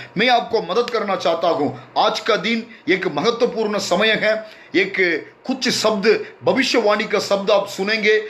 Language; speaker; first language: Hindi; non-native, local second language; Tamil